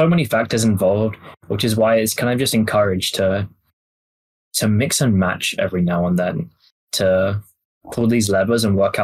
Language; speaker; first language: English; native; English